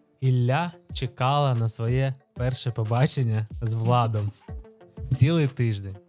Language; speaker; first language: Ukrainian; non-native, local second language; Russian